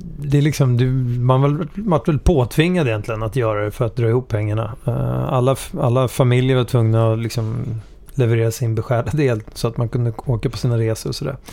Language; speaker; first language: Swedish; early bilingual, other home language; Hungarian